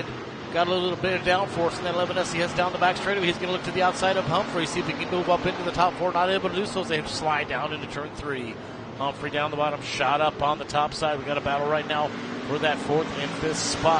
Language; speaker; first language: English; native; English